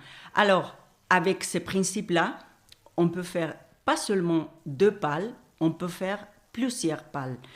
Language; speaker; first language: French; non-native, fluent; Spanish